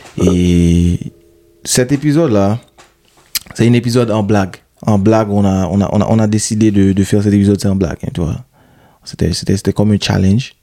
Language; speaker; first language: French; non-native, local second language; Haitian Creole